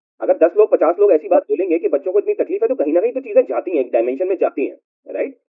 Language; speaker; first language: Hindi; native; Hindi